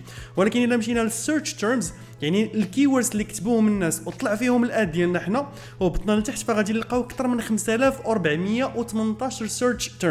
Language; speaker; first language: Arabic; native; Arabic